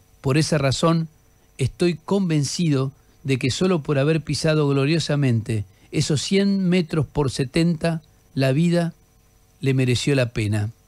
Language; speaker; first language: Spanish; native; Spanish